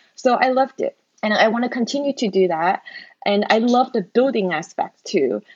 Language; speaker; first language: English; non-native, fluent; Chinese